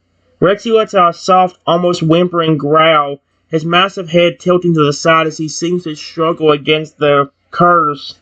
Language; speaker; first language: English; native; English